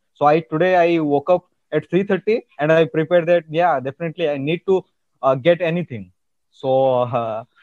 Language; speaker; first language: English; non-native, local second language; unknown